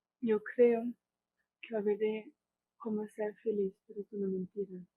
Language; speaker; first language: Spanish; non-native, fluent; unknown